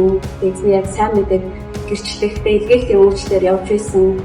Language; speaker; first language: Mongolian; native; Mongolian